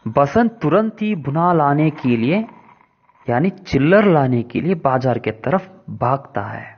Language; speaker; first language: Hindi; non-native, local second language; Kannada